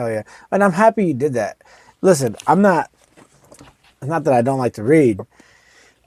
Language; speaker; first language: English; native; English